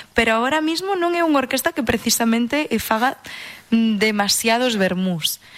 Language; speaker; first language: Galician; non-native, local second language; English